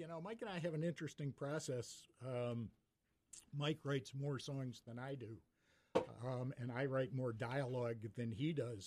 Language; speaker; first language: English; native; English